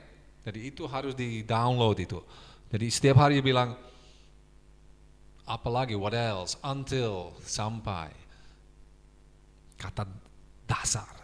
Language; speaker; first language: Indonesian; non-native, fluent; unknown